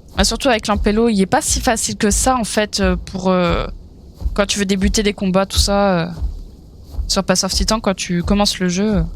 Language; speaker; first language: French; native; French